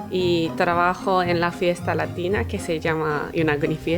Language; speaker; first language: Spanish; non-native, fluent; Japanese